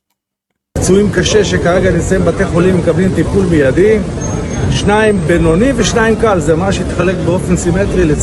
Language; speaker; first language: Hebrew; native; Hebrew